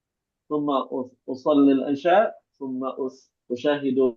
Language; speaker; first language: Arabic; non-native, learner; Indonesian